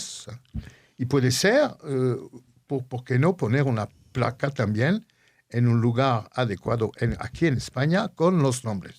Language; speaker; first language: Spanish; early bilingual, heritage; Ladino